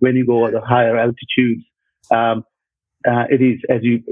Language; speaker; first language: English; non-native, local second language; Punjabi